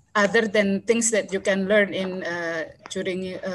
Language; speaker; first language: English; non-native, fluent; Indonesian